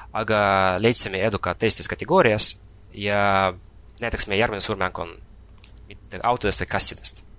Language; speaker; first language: Estonian; non-native, local second language; Russian